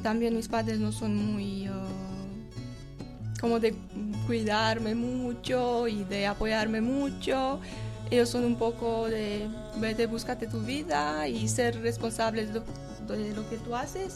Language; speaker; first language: Spanish; non-native, fluent; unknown